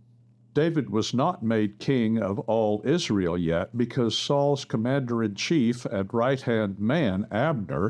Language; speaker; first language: English; native; English